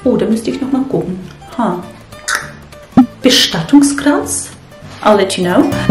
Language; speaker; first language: German; non-native, fluent; Russian